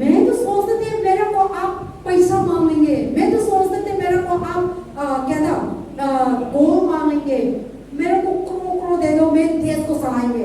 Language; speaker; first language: Hindi; non-native, local second language; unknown